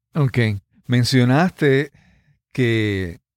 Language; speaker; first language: Spanish; native; Spanish